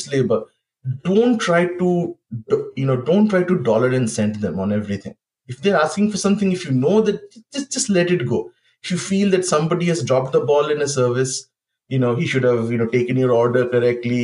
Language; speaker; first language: English; non-native, local second language; Bangla